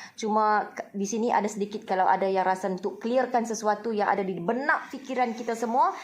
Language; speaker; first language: Malay; native; Malay